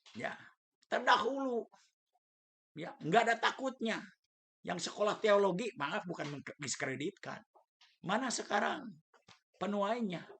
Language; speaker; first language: Indonesian; native; Indonesian